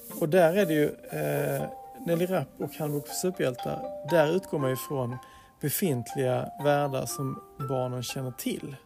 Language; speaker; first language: Swedish; native; Swedish